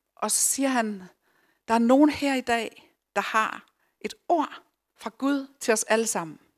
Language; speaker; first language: Danish; early bilingual, other home language; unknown